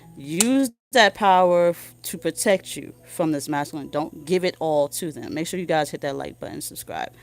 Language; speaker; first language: English; native; English